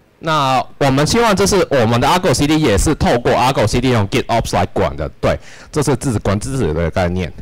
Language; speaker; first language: Chinese; non-native, local second language; Cantonese